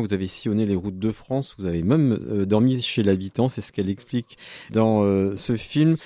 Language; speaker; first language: French; native; French